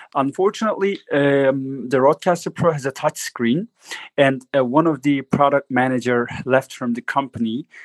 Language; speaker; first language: English; non-native, fluent; Turkish